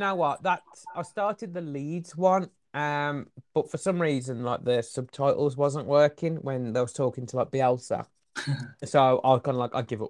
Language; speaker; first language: English; native; English